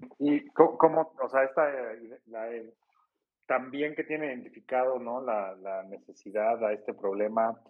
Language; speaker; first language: Spanish; native; Spanish